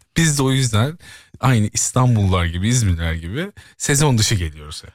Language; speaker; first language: Turkish; early bilingual, heritage; Turkish